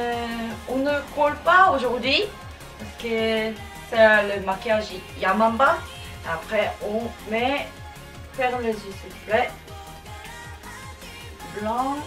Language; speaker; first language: French; non-native, learner; Japanese